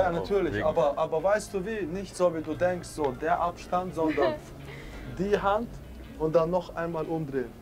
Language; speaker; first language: German; native; German